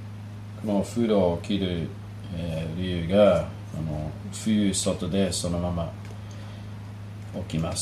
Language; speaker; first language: Japanese; non-native, learner; English